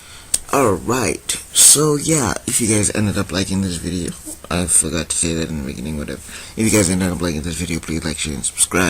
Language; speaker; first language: English; native; English